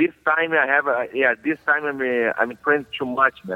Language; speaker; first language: English; non-native, learner; Portuguese